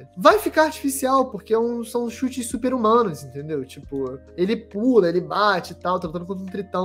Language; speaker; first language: Portuguese; native; Portuguese